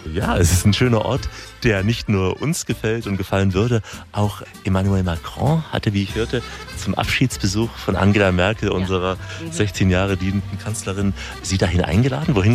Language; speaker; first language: German; native; German